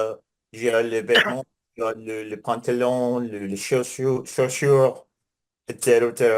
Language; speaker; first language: French; non-native, learner; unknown